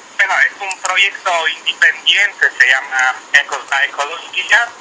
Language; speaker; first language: Portuguese; non-native, learner; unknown